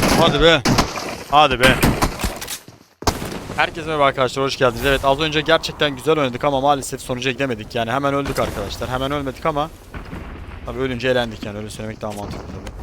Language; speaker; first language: Turkish; native; Turkish